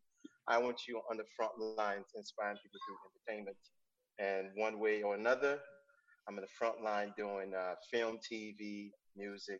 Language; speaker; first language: English; non-native, local second language; Igbo